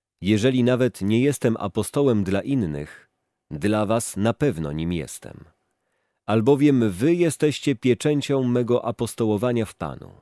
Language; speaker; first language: Polish; native; Polish